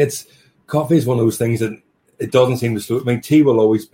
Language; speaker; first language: English; native; English